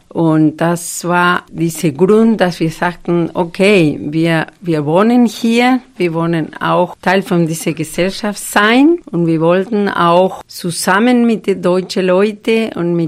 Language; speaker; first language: German; non-native, fluent; Spanish